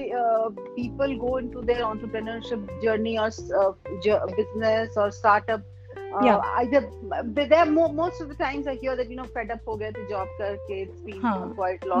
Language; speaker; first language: English; non-native, local second language; Hindi